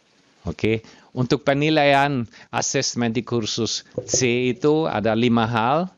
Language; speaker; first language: Indonesian; non-native, fluent; German